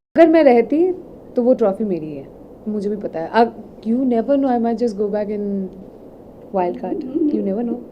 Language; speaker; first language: Hindi; non-native, local second language; Bangla